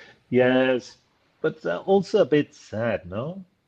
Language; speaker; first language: English; non-native, fluent; Spanish